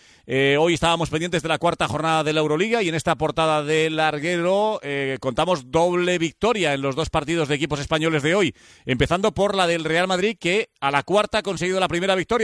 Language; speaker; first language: Spanish; native; Spanish